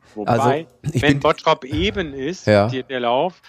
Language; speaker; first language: German; native; German